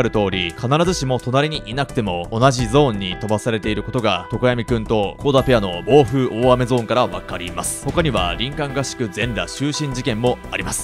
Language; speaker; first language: Japanese; native; Japanese